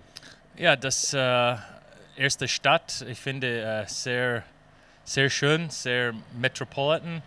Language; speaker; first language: German; non-native, fluent; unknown